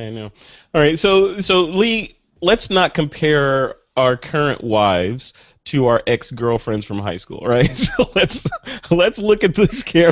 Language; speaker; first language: English; native; English